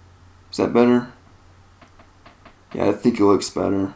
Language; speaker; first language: English; native; English